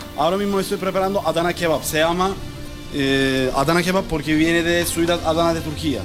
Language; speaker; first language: Spanish; non-native, learner; Turkish